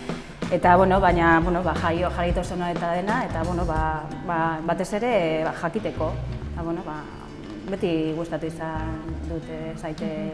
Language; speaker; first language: Basque; non-native, local second language; Spanish